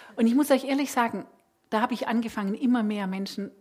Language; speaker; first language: German; native; German